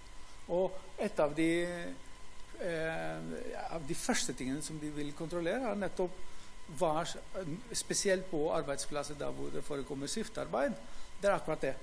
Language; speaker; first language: Norwegian; non-native, fluent; Greek